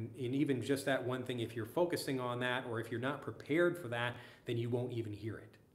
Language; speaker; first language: English; native; English